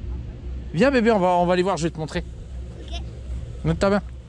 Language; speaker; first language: French; native; French